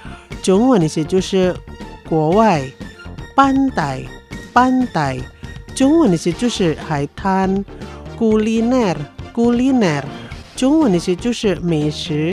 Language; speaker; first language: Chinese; non-native, fluent; Indonesian